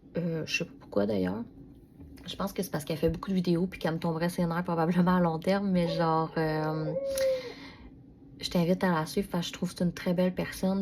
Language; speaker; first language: French; native; French